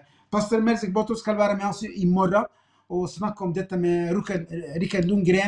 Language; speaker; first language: Swedish; non-native, fluent; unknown